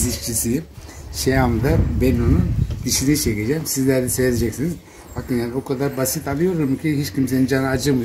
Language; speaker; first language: Turkish; native; Turkish